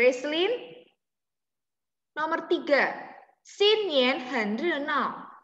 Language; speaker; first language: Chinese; non-native, fluent; Indonesian